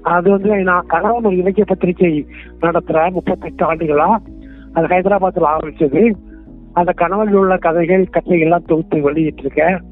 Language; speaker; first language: Tamil; non-native, local second language; Kannada